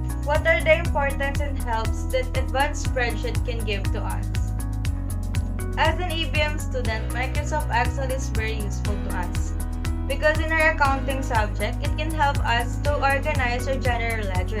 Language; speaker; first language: English; non-native, local second language; Filipino